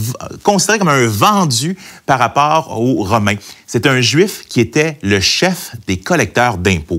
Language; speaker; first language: French; native; French